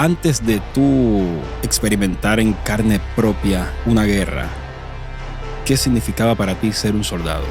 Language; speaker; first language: Spanish; native; Spanish